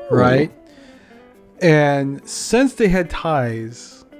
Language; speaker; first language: English; native; English